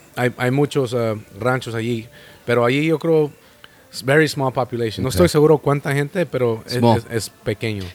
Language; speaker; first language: Spanish; native; Spanish